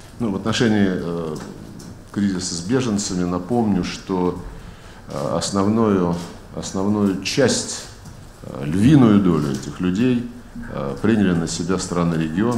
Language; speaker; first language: Russian; native; Russian